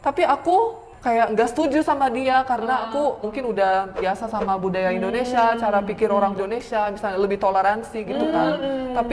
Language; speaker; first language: Indonesian; early bilingual, other home language; Korean